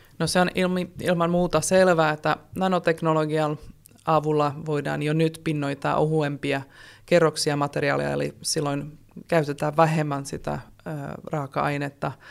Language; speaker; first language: Finnish; non-native, fluent; Czech